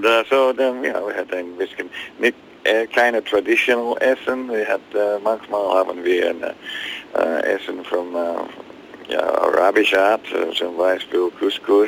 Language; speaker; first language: German; non-native, learner; English